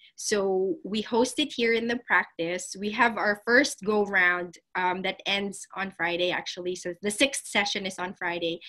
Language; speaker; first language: English; non-native, local second language; Filipino